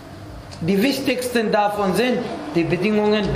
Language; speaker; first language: German; non-native, fluent; Arabic